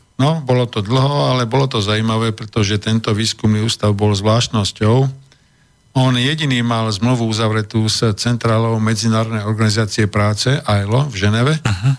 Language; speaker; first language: Slovak; native; Slovak